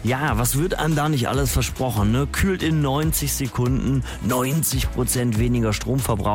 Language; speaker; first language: German; native; German